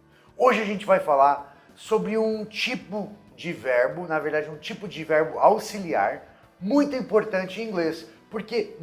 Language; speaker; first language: Portuguese; non-native, fluent; English